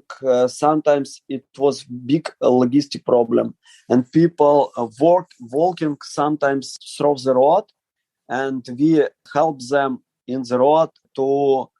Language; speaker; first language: English; non-native, learner; Ukrainian